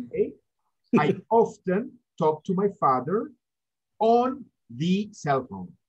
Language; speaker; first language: English; non-native, fluent; Spanish